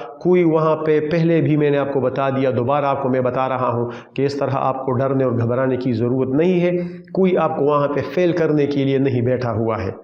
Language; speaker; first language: Urdu; non-native, local second language; Pashto